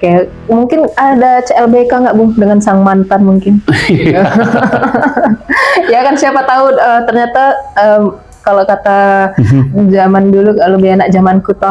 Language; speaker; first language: Indonesian; native; Indonesian